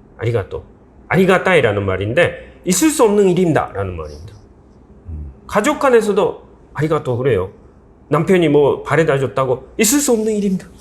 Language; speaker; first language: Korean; non-native, fluent; Japanese